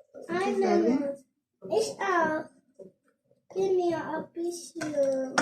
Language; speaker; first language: German; early bilingual, other home language; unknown